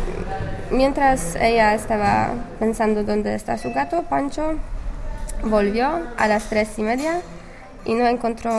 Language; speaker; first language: Spanish; non-native, fluent; English